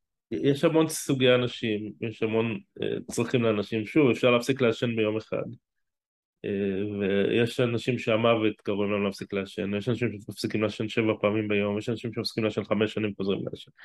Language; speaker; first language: Hebrew; native; Hebrew